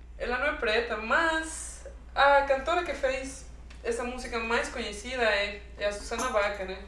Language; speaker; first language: Portuguese; non-native, fluent; Spanish